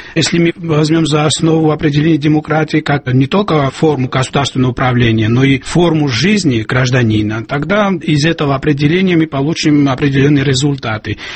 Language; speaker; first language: Russian; non-native, local second language; Georgian